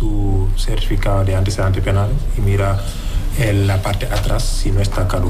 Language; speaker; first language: Spanish; non-native, fluent; Wolof